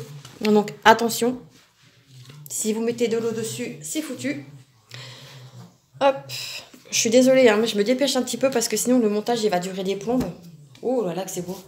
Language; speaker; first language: French; native; French